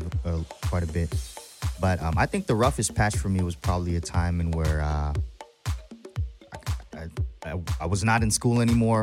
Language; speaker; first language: English; native; English